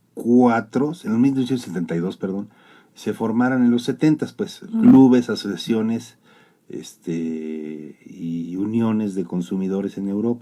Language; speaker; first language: Spanish; native; Spanish